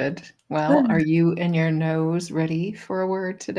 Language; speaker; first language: English; native; English